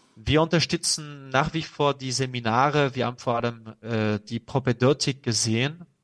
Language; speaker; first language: German; non-native, fluent; French